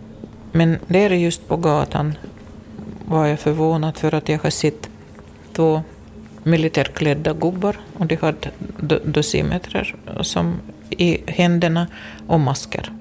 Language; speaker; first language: Swedish; non-native, fluent; Russian